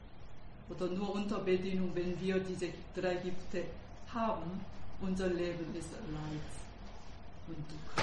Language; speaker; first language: German; non-native, learner; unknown